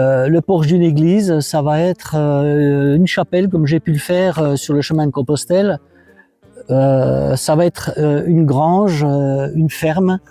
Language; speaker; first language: French; native; French